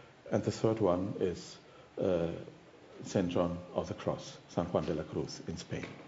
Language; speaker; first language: English; non-native, fluent; German